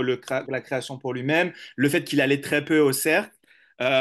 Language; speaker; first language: French; native; French